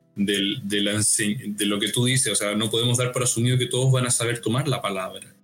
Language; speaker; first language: Spanish; native; Spanish